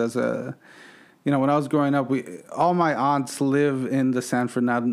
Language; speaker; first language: English; native; English